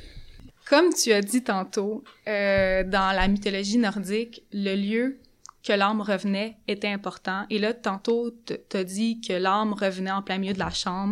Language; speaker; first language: French; native; French